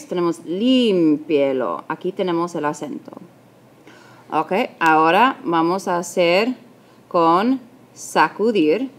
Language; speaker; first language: Spanish; non-native, fluent; English